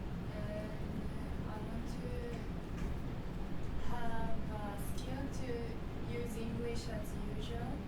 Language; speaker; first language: English; non-native, learner; Japanese